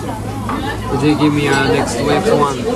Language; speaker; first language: English; non-native, learner; Japanese